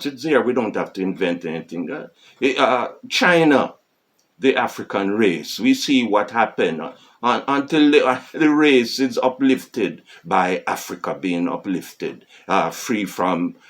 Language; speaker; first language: English; non-native, fluent; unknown